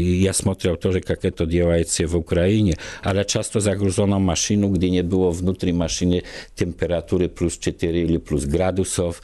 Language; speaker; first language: Russian; non-native, learner; Polish